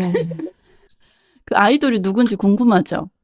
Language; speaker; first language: Korean; native; Korean